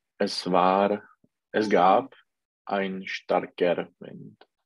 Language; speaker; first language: German; non-native, learner; Czech